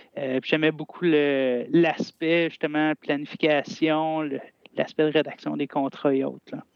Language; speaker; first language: French; native; French